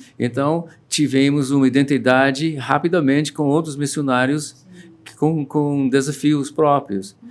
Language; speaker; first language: Portuguese; non-native, fluent; English